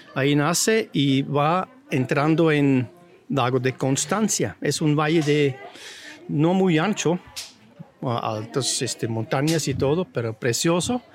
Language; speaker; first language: Spanish; non-native, fluent; Swiss German